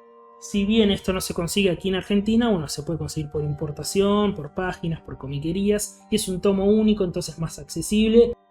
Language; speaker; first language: Spanish; native; Spanish